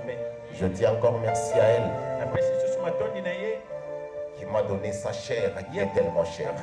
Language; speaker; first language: French; non-native, local second language; Lingala